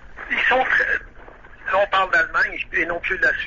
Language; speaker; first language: French; native; French